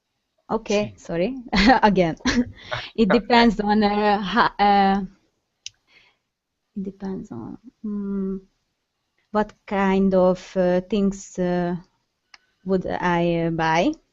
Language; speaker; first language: English; non-native, learner; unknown